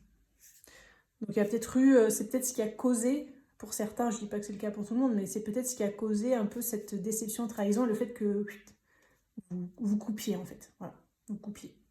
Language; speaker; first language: French; native; French